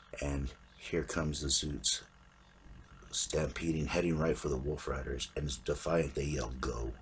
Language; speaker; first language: English; native; English